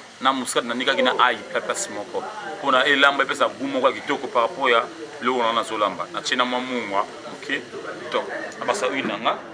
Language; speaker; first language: Lingala; non-native, local second language; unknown